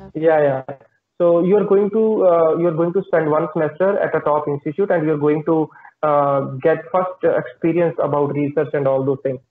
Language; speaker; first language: English; non-native, local second language; Punjabi